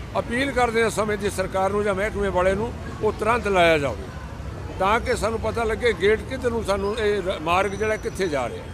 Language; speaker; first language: Punjabi; native; Punjabi